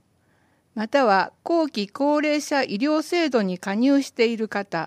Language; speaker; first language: Japanese; native; Japanese